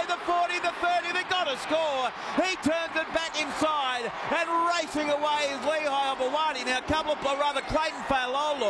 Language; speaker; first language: English; native; English